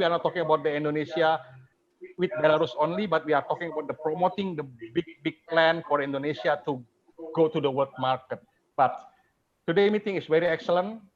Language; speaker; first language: English; non-native, fluent; Indonesian